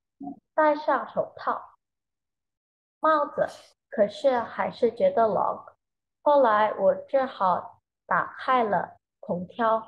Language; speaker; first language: Chinese; non-native, fluent; Indonesian